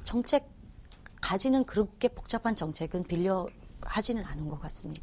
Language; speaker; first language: Korean; non-native, fluent; Filipino